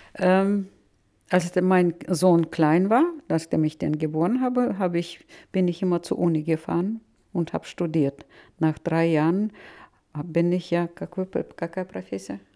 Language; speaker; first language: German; non-native, fluent; Russian